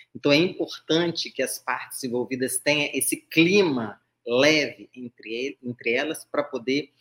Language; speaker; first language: Portuguese; native; Portuguese